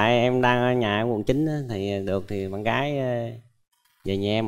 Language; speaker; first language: Vietnamese; native; Vietnamese